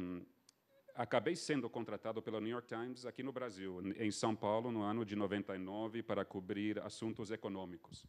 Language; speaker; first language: Portuguese; non-native, fluent; English